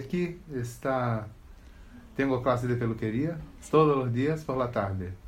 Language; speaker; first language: Spanish; non-native, learner; Portuguese